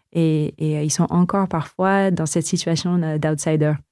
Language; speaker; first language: French; non-native, fluent; Filipino